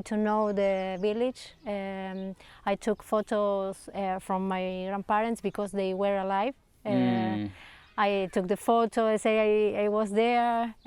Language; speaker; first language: English; non-native, learner; Spanish